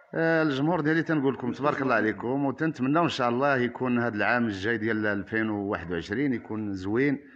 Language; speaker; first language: Arabic; native; Arabic